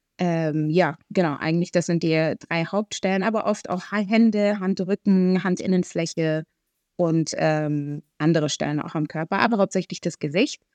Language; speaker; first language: German; early bilingual, other home language; Arabic